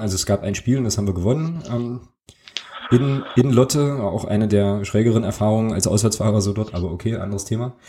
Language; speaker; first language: German; native; German